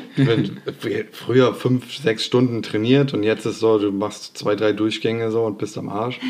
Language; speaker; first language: German; native; German